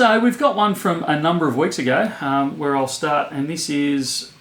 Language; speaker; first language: English; native; English